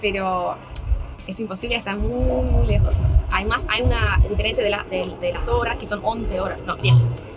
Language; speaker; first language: Spanish; non-native, fluent; Russian